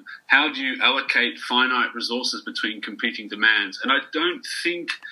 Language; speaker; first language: English; native; English